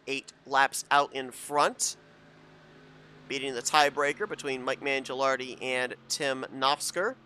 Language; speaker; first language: English; native; English